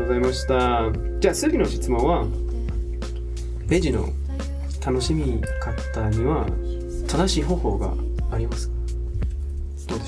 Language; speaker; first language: Japanese; non-native, learner; English